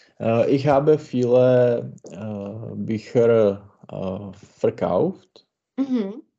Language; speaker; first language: German; non-native, learner; Czech